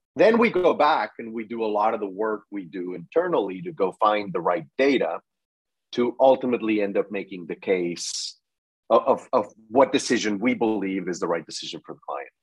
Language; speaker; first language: English; non-native, fluent; Spanish